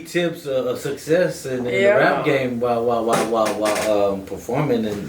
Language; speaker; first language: English; native; English